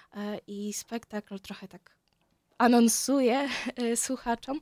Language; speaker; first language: Polish; non-native, fluent; Ukrainian